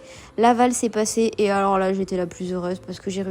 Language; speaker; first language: French; native; French